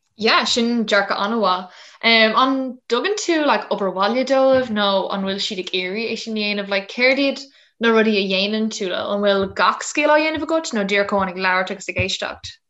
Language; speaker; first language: Irish; non-native, local second language; English